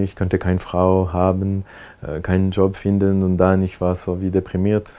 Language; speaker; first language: German; non-native, local second language; French